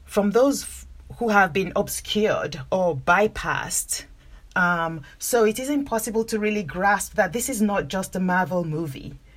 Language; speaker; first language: English; non-native, local second language; Yoruba